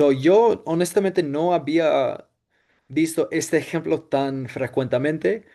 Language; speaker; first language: Spanish; non-native, fluent; English